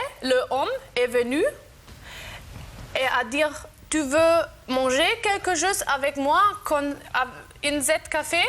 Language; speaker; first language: French; non-native, learner; German